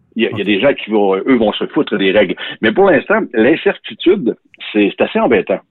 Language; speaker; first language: French; native; French